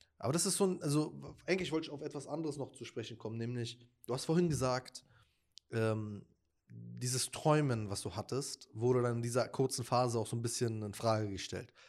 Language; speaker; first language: German; native; German